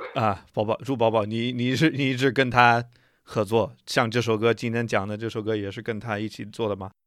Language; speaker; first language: Chinese; non-native, fluent; English